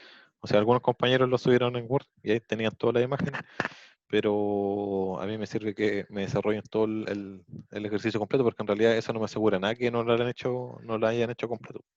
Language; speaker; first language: Spanish; native; Spanish